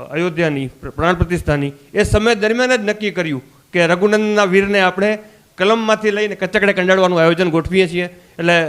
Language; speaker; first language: Gujarati; non-native, local second language; Kachhi